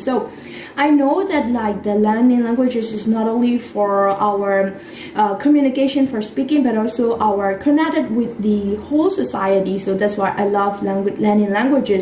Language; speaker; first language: English; non-native, fluent; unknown